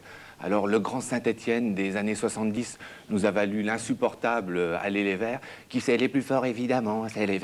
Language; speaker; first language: French; native; French